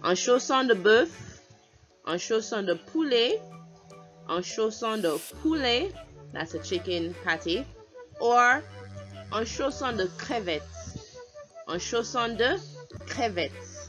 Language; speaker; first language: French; non-native, fluent; English